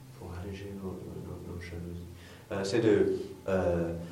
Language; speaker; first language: French; non-native, fluent; English